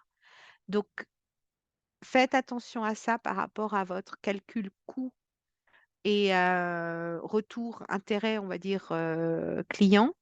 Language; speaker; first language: French; native; French